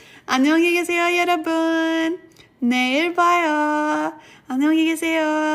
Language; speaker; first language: Korean; non-native, fluent; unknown